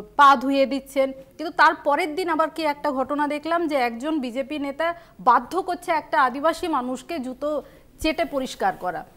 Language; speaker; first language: Bangla; non-native, local second language; Santali